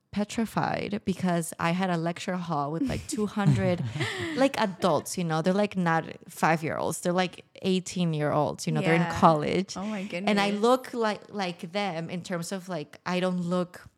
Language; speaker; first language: English; non-native, fluent; Spanish